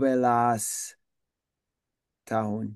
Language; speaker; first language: Indonesian; non-native, learner; English